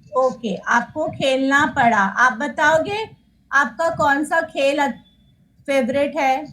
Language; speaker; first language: Hindi; native; Hindi